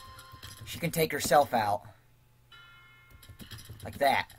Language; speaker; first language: English; native; English